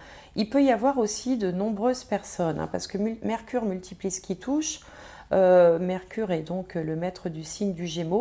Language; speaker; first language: French; native; French